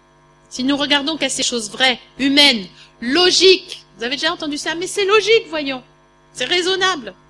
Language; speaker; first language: French; native; French